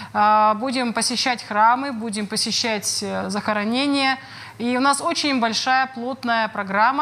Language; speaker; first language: Russian; native; Russian